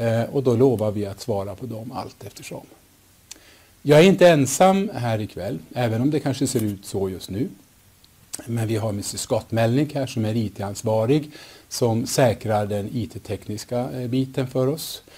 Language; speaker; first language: Swedish; native; Swedish